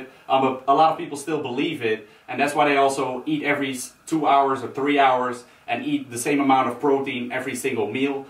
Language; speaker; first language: English; non-native, fluent; Dutch